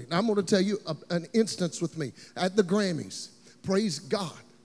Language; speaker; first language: English; native; English